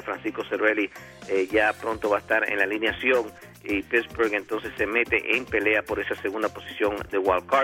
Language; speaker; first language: Spanish; native; Spanish